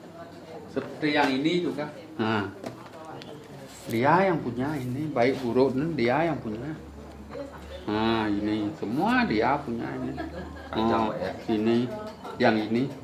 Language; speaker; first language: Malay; non-native, local second language; Balinese